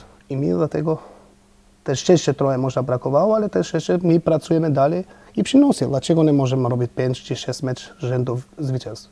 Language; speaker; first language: Polish; non-native, fluent; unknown